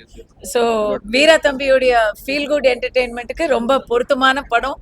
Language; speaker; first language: Tamil; native; Tamil